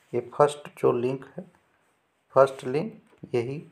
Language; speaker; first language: Hindi; native; Hindi